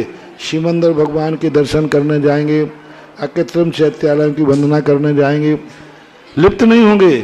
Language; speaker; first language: Hindi; native; Hindi